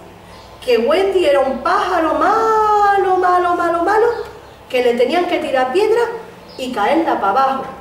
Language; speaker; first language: Spanish; native; Spanish